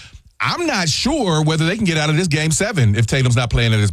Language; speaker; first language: English; native; English